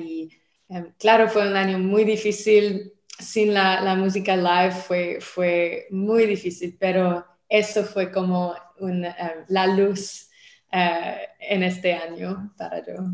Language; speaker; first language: Spanish; non-native, learner; French